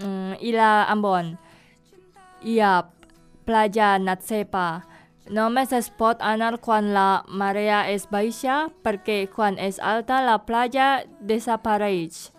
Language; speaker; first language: Catalan; non-native, learner; Indonesian